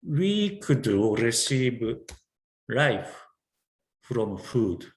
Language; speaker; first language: English; non-native, learner; Japanese